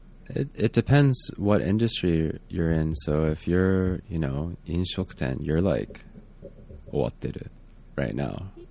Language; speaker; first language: English; native; English